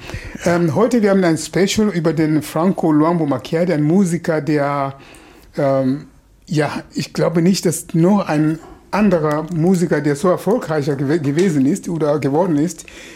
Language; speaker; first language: German; non-native, fluent; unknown